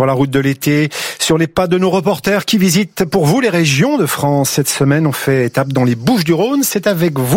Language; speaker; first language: French; native; French